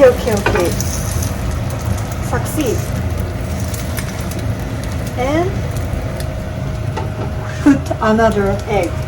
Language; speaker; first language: English; non-native, learner; Japanese